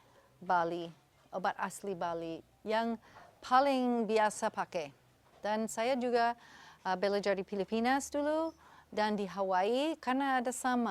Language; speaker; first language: Indonesian; non-native, fluent; English